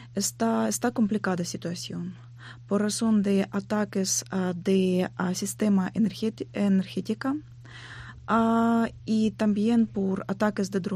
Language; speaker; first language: Spanish; non-native, learner; Ukrainian